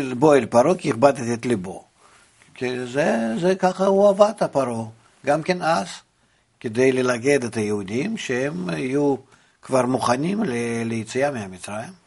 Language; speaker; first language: Hebrew; non-native, fluent; Russian